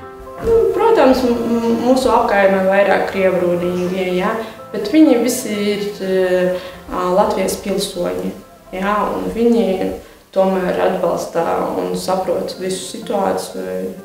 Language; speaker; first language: Latvian; non-native, local second language; Russian